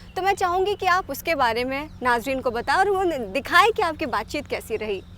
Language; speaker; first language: Urdu; native; Urdu